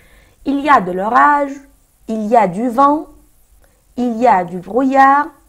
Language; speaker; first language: French; non-native, fluent; Arabic